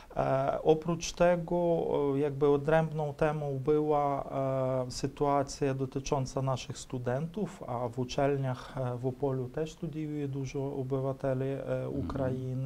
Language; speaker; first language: Polish; non-native, fluent; Ukrainian